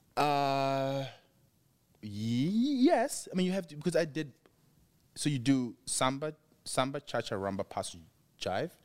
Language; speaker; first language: English; non-native, local second language; Tswana